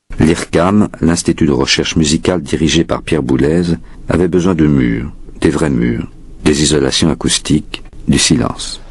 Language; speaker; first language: French; native; French